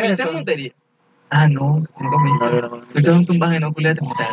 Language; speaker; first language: Spanish; native; Spanish